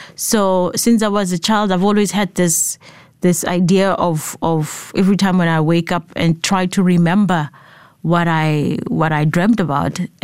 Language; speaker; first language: English; non-native, local second language; Southern Sotho